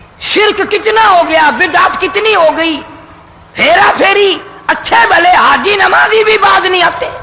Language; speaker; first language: Urdu; non-native, local second language; Saraiki